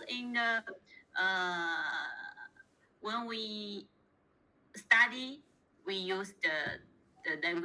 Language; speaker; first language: English; non-native, learner; Chinese